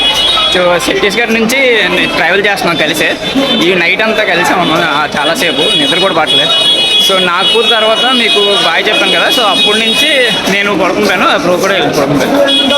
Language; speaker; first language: Telugu; native; Telugu